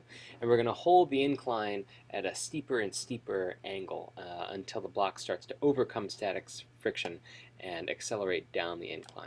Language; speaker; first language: English; native; English